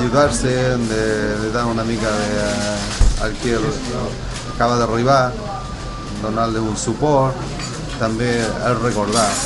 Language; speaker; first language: Catalan; non-native, learner; Spanish